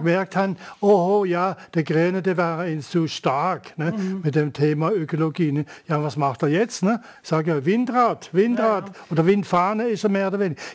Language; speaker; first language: German; native; German